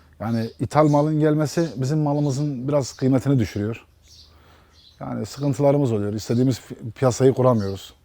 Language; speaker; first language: Turkish; native; Turkish